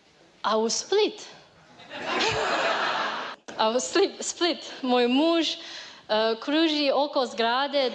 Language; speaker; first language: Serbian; non-native, learner; Chinese